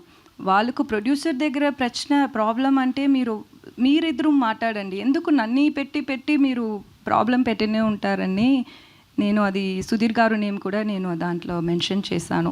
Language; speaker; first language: Telugu; non-native, local second language; Tamil